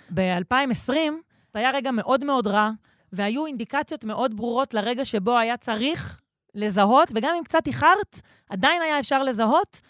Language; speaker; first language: Hebrew; native; Hebrew